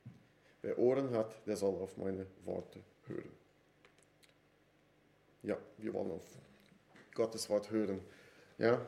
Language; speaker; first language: German; non-native, fluent; Portuguese